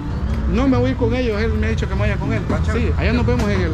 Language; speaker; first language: Spanish; native; Spanish